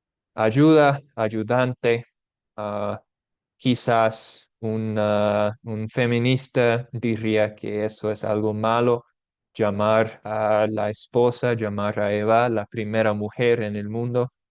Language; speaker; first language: Spanish; non-native, fluent; English